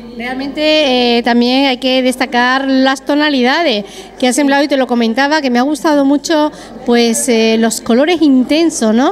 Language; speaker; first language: Spanish; native; Spanish